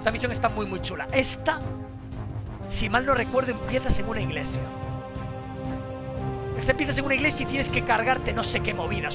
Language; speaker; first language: Spanish; native; Spanish